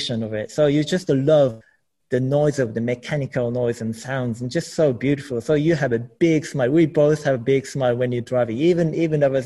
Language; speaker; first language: English; non-native, fluent; Japanese